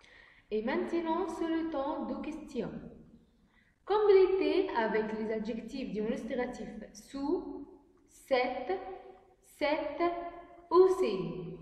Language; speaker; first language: French; non-native, fluent; Arabic